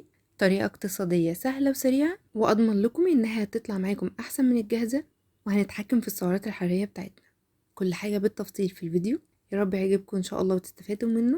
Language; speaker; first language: Arabic; native; Arabic